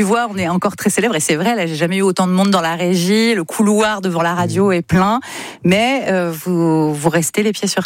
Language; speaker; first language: French; native; French